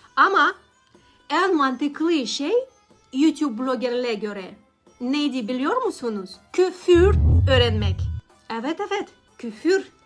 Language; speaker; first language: Turkish; non-native, learner; Russian